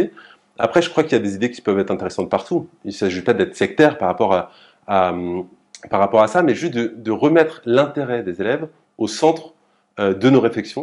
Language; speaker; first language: French; native; French